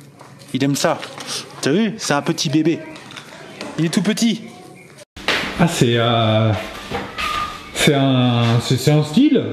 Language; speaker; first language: French; native; French